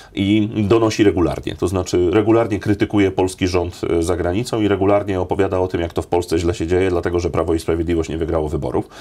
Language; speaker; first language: Polish; native; Polish